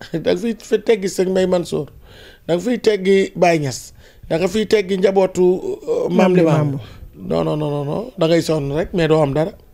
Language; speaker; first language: Wolof; native; Wolof